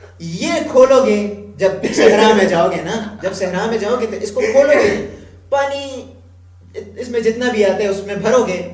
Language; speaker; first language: Urdu; non-native, local second language; Pashto